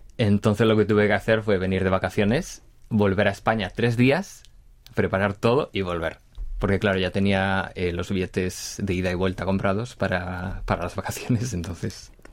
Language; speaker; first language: Spanish; native; Spanish